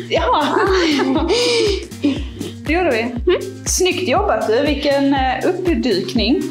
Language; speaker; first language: Swedish; native; Swedish